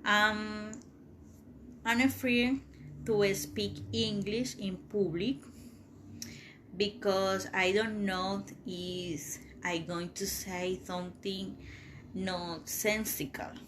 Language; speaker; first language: English; non-native, learner; Spanish